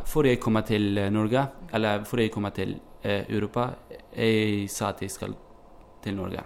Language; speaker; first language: Norwegian; non-native, learner; Kurdish